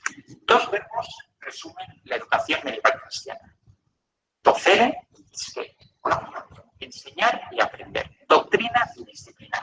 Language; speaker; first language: Spanish; native; Spanish